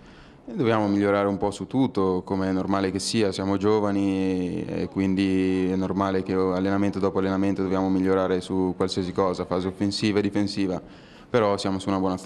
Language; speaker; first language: Italian; native; Italian